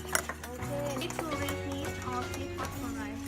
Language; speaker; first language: English; non-native, learner; Thai